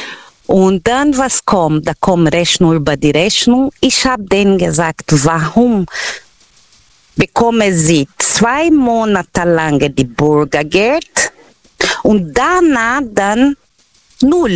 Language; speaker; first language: German; non-native, learner; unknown